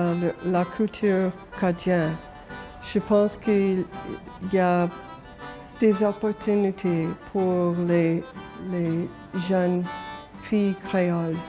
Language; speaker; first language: French; non-native, local second language; English